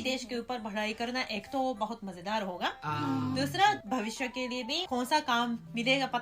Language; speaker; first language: Hindi; non-native, fluent; Japanese